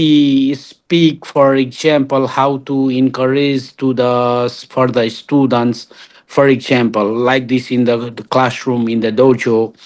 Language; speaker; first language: English; non-native, learner; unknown